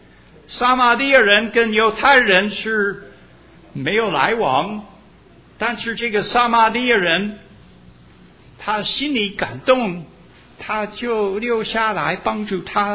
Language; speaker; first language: Chinese; early bilingual, heritage; Chinese